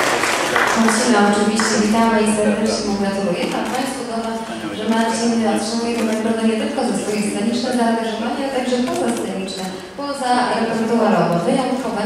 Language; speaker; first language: Polish; native; Polish